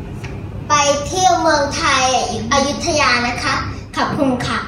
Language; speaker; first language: Thai; early bilingual, heritage; Thai